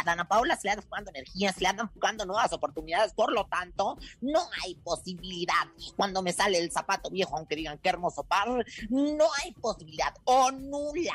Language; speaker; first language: Spanish; native; Spanish